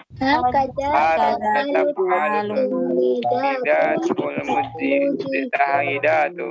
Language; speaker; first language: Arabic; non-native, learner; Indonesian